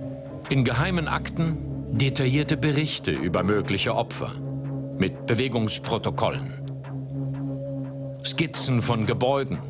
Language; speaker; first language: German; native; German